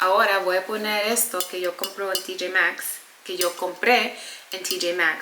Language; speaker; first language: Spanish; early bilingual, other home language; English